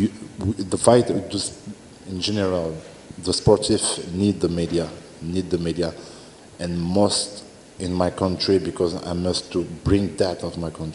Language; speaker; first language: English; non-native, learner; French